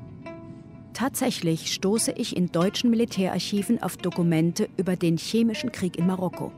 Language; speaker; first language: German; native; German